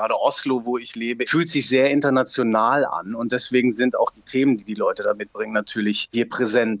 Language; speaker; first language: German; native; German